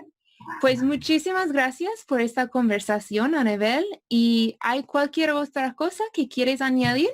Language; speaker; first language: Spanish; non-native, fluent; English